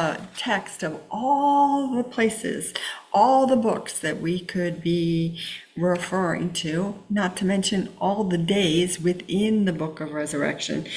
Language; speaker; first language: English; native; English